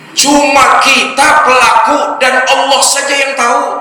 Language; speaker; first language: Indonesian; native; Indonesian